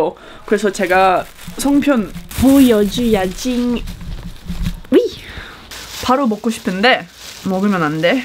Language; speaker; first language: Korean; non-native, fluent; English